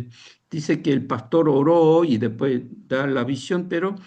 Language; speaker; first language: Spanish; non-native, fluent; Korean